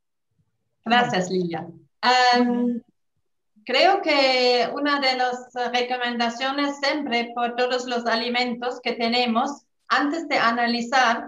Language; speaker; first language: Spanish; non-native, fluent; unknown